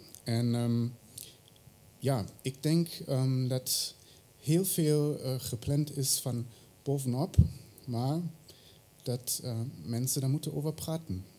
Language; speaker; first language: Dutch; non-native, fluent; German